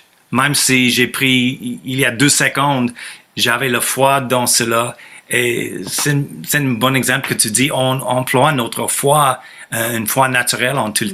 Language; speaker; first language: French; non-native, fluent; English